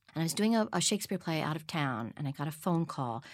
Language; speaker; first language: English; native; English